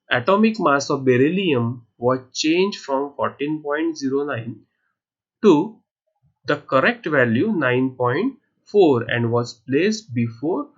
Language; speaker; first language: English; non-native, local second language; Marathi